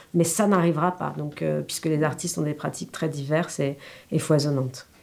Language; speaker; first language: French; native; French